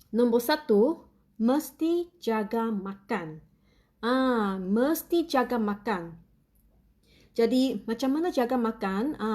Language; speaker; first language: Malay; non-native, local second language; Chinese